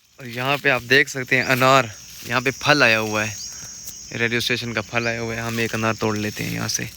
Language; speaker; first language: Urdu; non-native, local second language; Saraiki